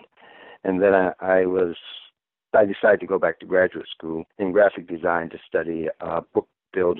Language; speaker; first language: English; native; English